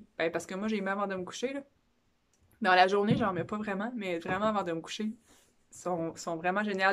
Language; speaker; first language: French; native; French